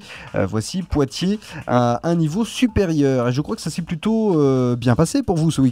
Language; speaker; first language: French; native; French